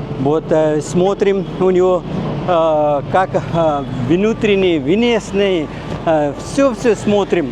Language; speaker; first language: Russian; non-native, fluent; Nepali